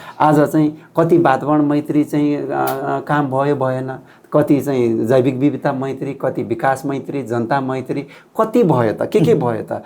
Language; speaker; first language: Nepali; non-native, local second language; Rana Tharu